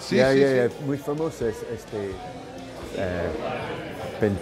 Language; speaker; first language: Spanish; non-native, learner; English